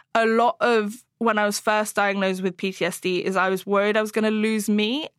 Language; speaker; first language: English; native; English